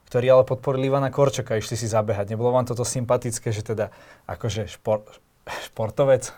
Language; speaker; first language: Slovak; native; Slovak